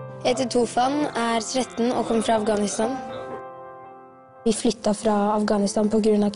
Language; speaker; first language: Norwegian; early bilingual, other home language; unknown